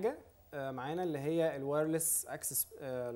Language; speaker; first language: Arabic; native; Arabic